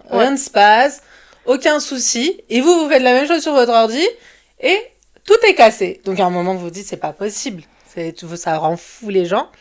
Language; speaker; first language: French; early bilingual, other home language; Portuguese